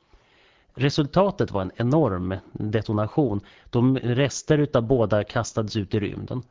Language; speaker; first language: Swedish; native; Swedish